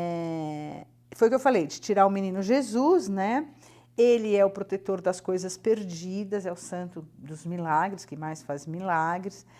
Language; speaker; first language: Portuguese; native; Portuguese